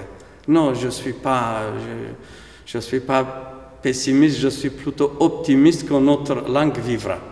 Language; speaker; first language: French; non-native, fluent; Aramaic